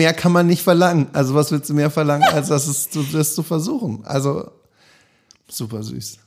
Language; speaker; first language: German; native; German